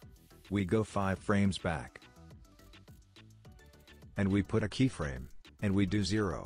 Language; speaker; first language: English; non-native, fluent; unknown